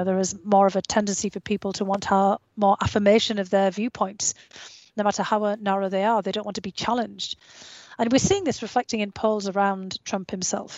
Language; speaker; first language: English; native; English